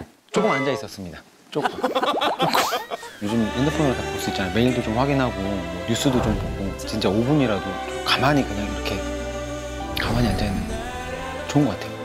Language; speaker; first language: Korean; native; Korean